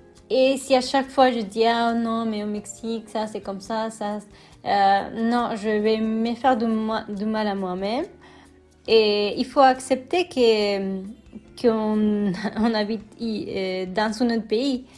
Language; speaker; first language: French; non-native, fluent; Spanish